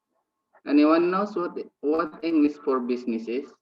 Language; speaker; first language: English; non-native, learner; Indonesian